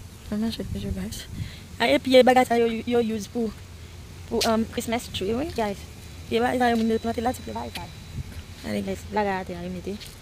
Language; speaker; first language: English; non-native, learner; Haitian Creole